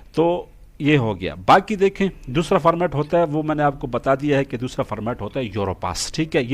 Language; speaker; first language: Urdu; non-native, local second language; Punjabi